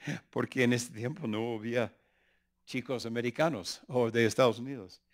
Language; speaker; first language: Spanish; early bilingual, other home language; English